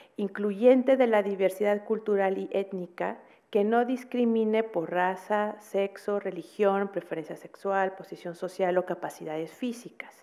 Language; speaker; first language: Spanish; native; Spanish